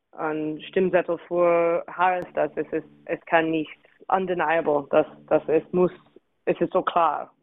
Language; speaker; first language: German; non-native, fluent; English